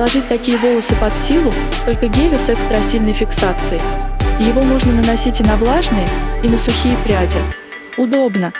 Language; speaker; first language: Russian; native; Russian